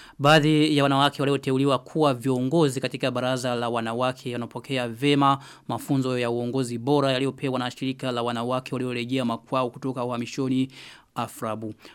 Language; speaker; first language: Swahili; non-native, local second language; Rundi